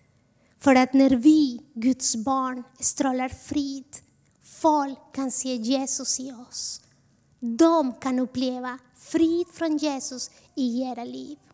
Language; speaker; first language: Swedish; non-native, fluent; Spanish